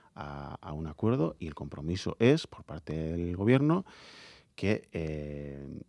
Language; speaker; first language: Spanish; native; Spanish